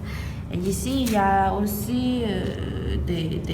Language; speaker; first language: French; non-native, fluent; Chinese